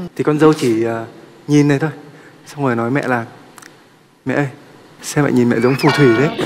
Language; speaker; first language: Vietnamese; native; Vietnamese